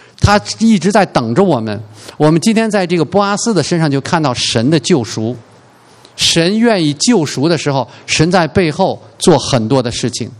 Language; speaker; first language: Chinese; native; Chinese